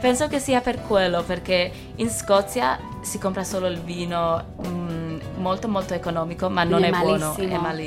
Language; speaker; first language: Italian; non-native, fluent; English